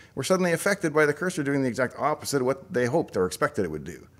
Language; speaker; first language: English; native; English